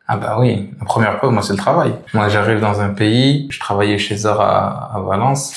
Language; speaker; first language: French; native; French